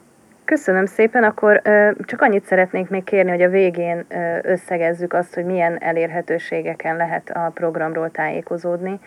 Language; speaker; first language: Hungarian; native; Hungarian